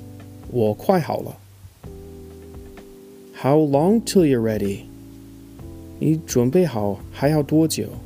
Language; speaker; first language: Chinese; non-native, fluent; English